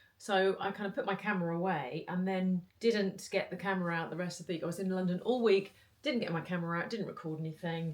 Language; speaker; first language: English; native; English